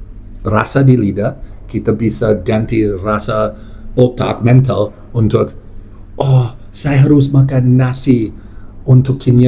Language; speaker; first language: Indonesian; non-native, fluent; English